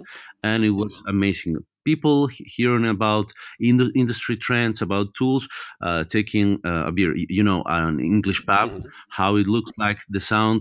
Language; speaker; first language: English; non-native, fluent; Spanish